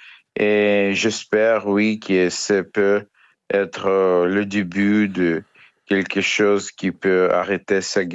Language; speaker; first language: French; non-native, learner; Ukrainian